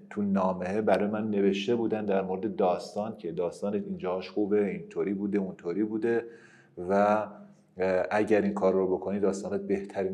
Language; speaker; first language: Persian; non-native, local second language; Kurdish